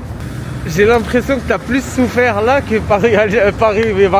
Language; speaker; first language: French; native; French